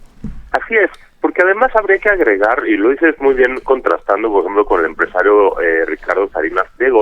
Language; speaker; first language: Spanish; native; Spanish